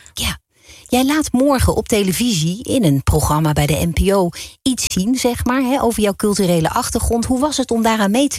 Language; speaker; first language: Dutch; native; Dutch